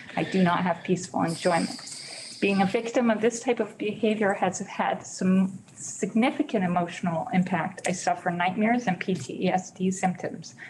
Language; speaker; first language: English; native; English